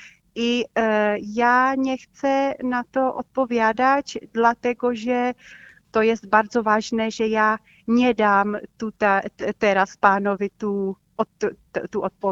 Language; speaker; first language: Polish; non-native, fluent; Czech